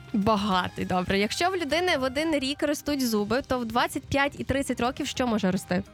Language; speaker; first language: Ukrainian; native; Ukrainian